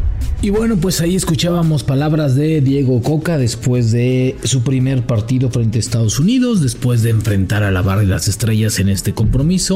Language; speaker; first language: Spanish; native; Spanish